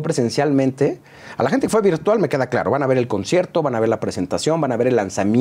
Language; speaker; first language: Spanish; native; Spanish